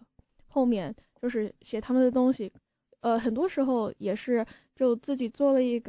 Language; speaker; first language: Chinese; early bilingual, heritage; Chinese